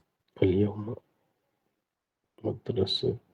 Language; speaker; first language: Arabic; non-native, learner; Urdu